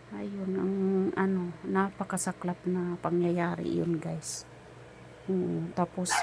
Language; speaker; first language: Filipino; native; Filipino